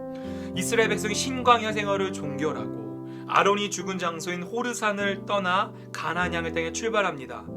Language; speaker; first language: Korean; native; Korean